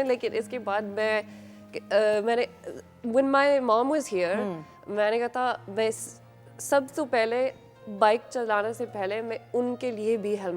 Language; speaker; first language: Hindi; non-native, learner; English